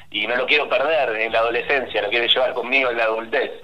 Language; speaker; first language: Spanish; native; Spanish